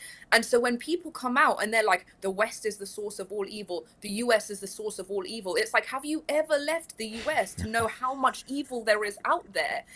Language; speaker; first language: English; early bilingual, other home language; Persian